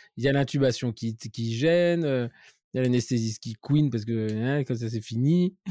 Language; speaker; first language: French; native; French